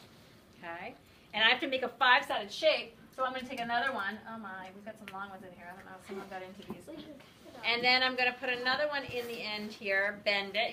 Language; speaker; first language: English; native; English